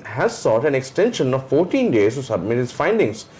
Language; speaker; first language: English; non-native, local second language; Sinhala